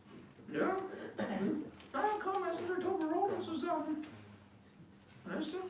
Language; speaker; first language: German; non-native, fluent; English